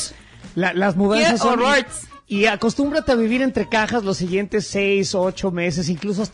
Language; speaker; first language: Spanish; native; Spanish